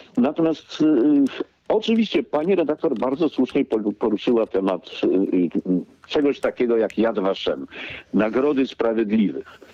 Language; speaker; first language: Polish; native; Polish